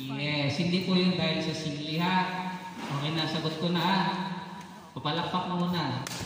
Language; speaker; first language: Filipino; non-native, local second language; Cebuano